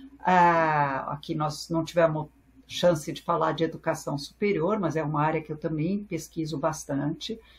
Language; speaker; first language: Portuguese; early bilingual, other home language; French